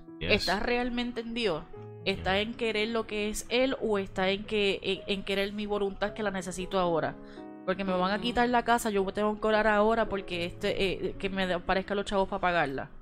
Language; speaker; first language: Spanish; native; Spanish